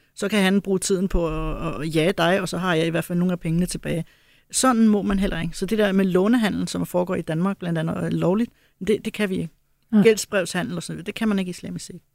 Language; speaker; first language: Danish; early bilingual, other home language; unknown